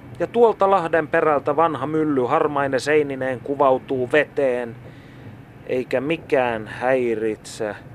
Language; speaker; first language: Finnish; native; Finnish